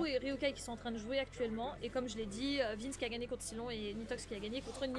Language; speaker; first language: French; native; French